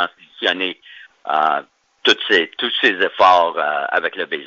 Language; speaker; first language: French; native; French